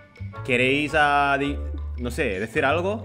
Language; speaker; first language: Spanish; non-native, fluent; Indonesian